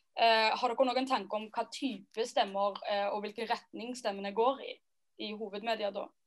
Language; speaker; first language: Norwegian; native; Norwegian